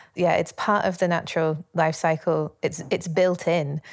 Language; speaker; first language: English; native; English